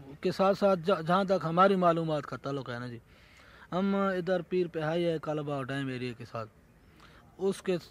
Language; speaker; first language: Urdu; non-native, local second language; Punjabi